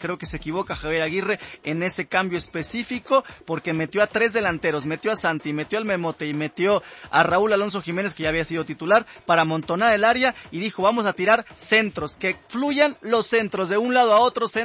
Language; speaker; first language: Spanish; native; Spanish